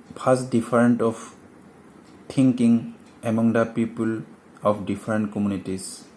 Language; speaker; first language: English; non-native, local second language; Assamese